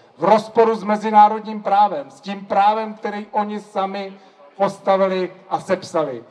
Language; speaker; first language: Czech; native; Czech